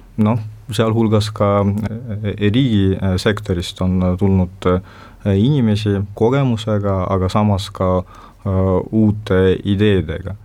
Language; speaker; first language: Estonian; non-native, local second language; Russian